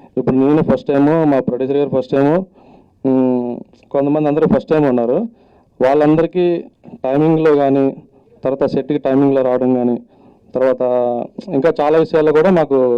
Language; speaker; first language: Telugu; native; Telugu